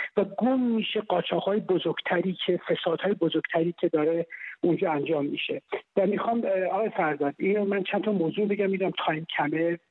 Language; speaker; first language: Persian; non-native, local second language; Central Kurdish